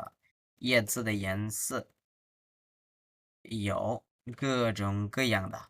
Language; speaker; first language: Chinese; non-native, fluent; Bangla